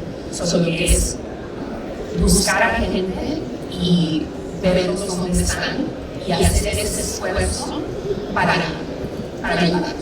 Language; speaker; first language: Spanish; early bilingual, heritage; Spanish